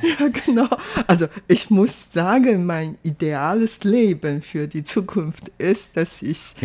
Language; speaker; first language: German; non-native, fluent; Chinese